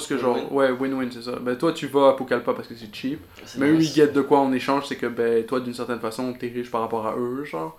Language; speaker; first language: French; native; French